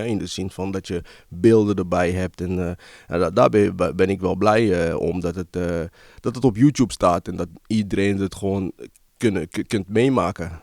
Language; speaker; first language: Dutch; early bilingual, other home language; Lingala